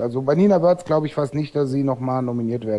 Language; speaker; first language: German; native; German